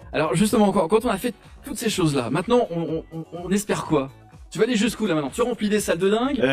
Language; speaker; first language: French; native; French